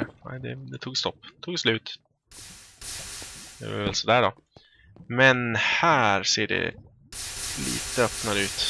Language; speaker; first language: Swedish; native; Swedish